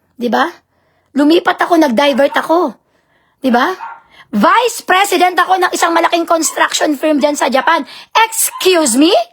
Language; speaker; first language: Filipino; native; Filipino